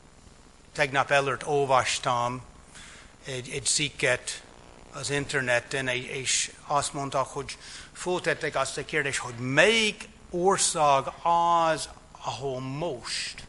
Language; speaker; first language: Hungarian; non-native, fluent; English